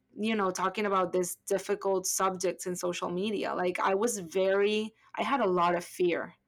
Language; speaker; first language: English; non-native, fluent; Spanish